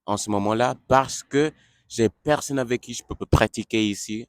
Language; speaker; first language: French; non-native, learner; English